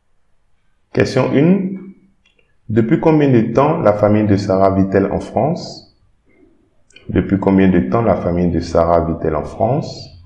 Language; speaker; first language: French; non-native, fluent; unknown